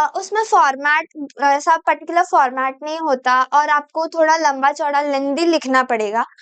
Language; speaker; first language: Hindi; non-native, local second language; Marathi